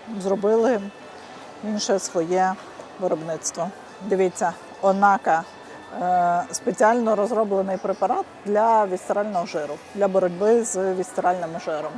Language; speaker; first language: Ukrainian; native; Ukrainian